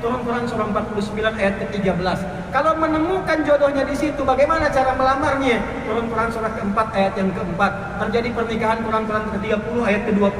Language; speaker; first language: Indonesian; native; Indonesian